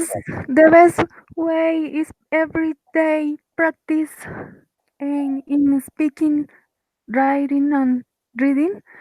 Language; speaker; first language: English; non-native, learner; Spanish